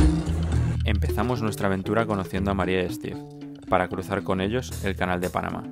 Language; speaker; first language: Spanish; native; Spanish